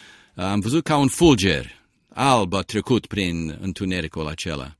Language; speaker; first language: Romanian; early bilingual, heritage; Romanian